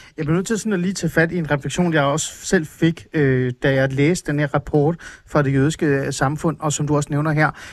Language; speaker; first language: Danish; early bilingual, other home language; Persian